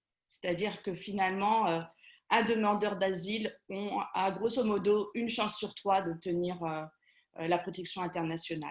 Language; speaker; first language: French; native; French